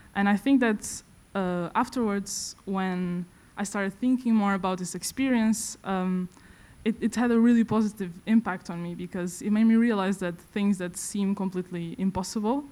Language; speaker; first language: English; non-native, fluent; Portuguese